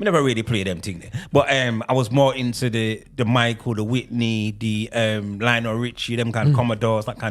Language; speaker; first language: English; native; English